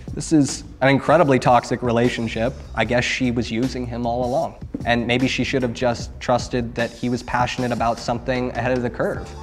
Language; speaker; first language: English; native; English